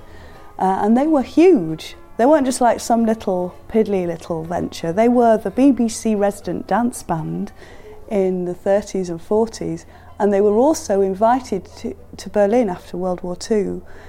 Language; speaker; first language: English; native; English